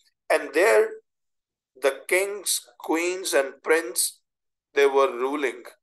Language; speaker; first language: English; non-native, local second language; Urdu